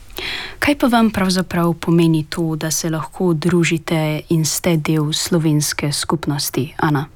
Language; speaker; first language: Slovenian; native; Slovenian